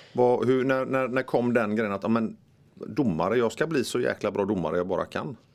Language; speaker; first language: Swedish; native; Swedish